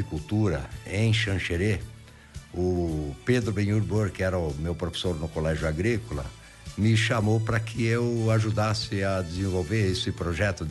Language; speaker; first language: Portuguese; native; Portuguese